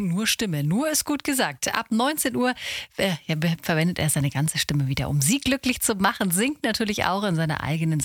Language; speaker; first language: German; native; German